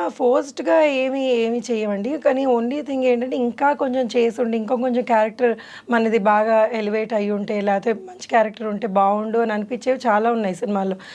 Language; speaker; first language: Telugu; native; Telugu